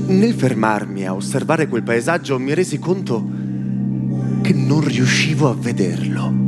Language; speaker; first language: Italian; native; Italian